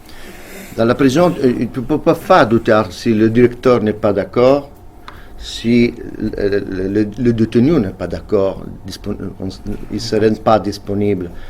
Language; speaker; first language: French; non-native, fluent; Italian